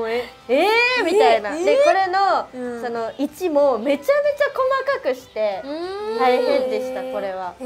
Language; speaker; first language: Japanese; native; Japanese